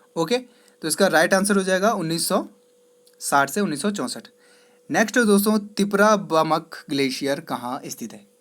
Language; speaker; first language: Hindi; native; Hindi